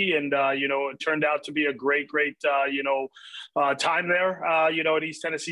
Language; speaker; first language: English; native; English